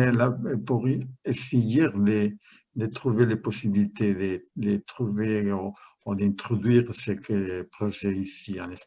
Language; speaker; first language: French; non-native, learner; Spanish